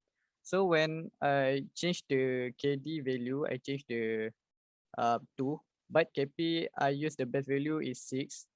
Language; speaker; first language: English; non-native, learner; Malay